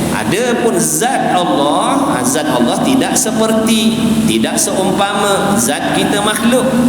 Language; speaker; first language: Malay; native; Malay